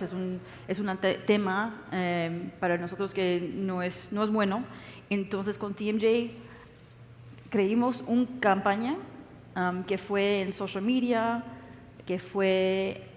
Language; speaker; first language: Spanish; early bilingual, heritage; English